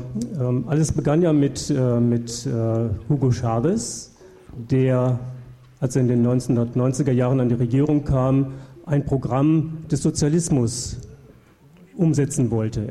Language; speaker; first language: German; native; German